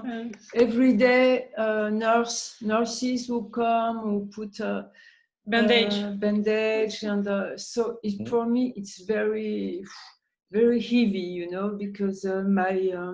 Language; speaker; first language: English; non-native, learner; French